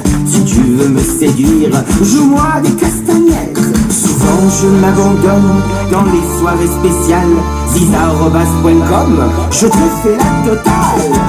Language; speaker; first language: French; native; French